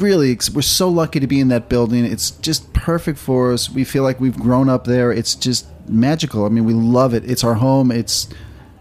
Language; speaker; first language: English; native; English